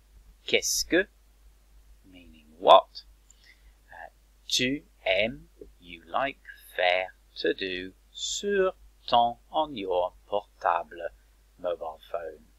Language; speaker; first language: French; non-native, fluent; English